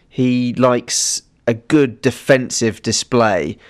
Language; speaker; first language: English; native; English